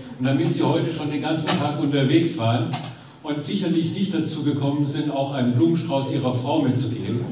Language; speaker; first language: German; native; German